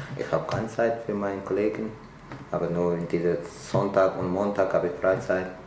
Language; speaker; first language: German; non-native, learner; Tigrinya